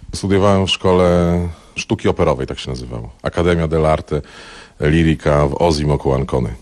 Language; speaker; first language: Polish; native; Polish